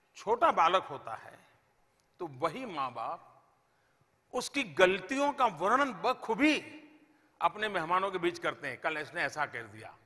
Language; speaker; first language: Hindi; native; Hindi